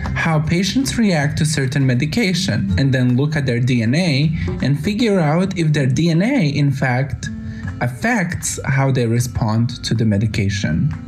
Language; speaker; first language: English; non-native, fluent; Bosnian